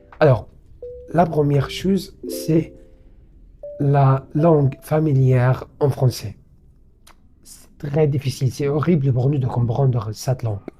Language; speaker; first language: French; non-native, learner; Arabic